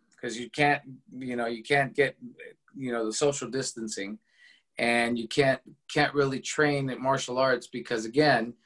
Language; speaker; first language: English; early bilingual, other home language; Spanish